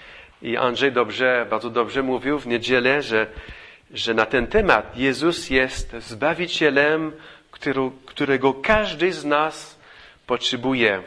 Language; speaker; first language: Polish; non-native, fluent; English